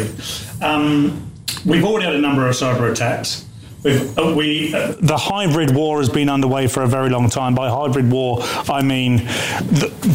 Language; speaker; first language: English; native; English